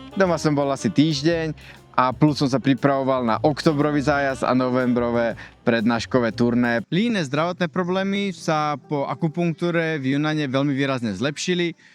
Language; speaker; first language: Slovak; native; Slovak